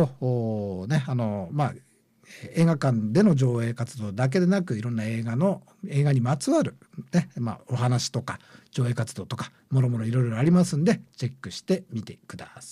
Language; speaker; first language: Japanese; native; Japanese